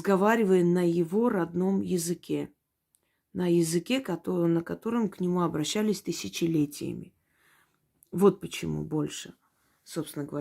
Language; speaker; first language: Russian; native; Russian